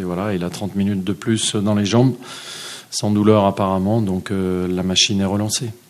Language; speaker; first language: French; native; French